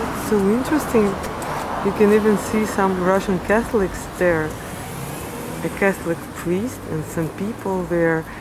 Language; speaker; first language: English; non-native, fluent; Russian